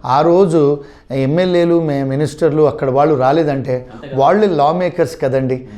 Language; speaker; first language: Telugu; native; Telugu